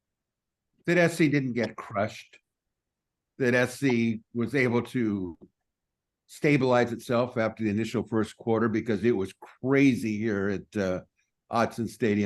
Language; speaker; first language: English; native; English